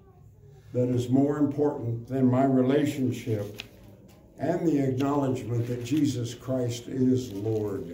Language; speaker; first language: English; native; English